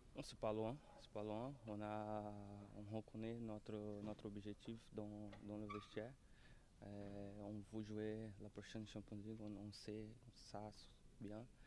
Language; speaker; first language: French; non-native, learner; Portuguese